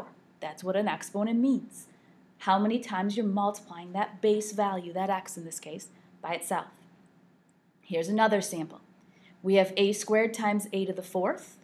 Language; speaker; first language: English; native; English